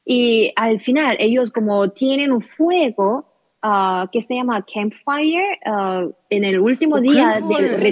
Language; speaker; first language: Spanish; non-native, learner; Korean